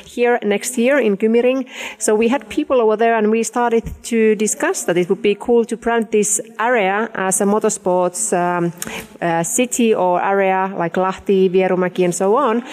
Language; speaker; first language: English; non-native, fluent; Finnish